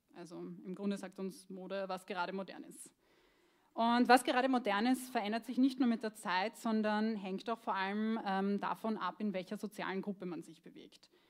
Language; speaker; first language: German; early bilingual, other home language; Croatian